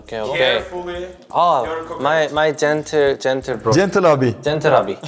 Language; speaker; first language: English; non-native, learner; Korean